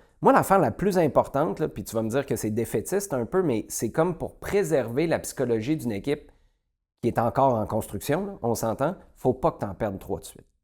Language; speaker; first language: French; native; French